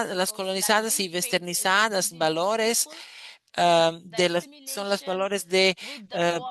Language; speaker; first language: Spanish; non-native, fluent; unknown